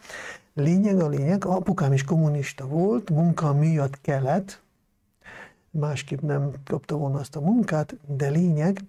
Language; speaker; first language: Hungarian; non-native, local second language; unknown